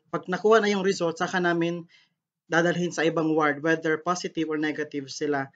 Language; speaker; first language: Filipino; non-native, local second language; Cebuano